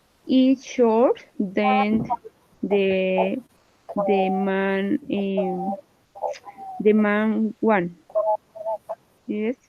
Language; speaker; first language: English; non-native, learner; Spanish